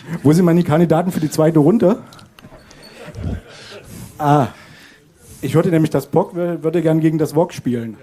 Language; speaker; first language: German; native; German